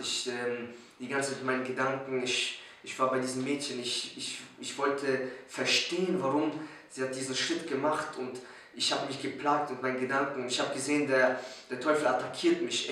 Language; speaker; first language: German; early bilingual, other home language; Polish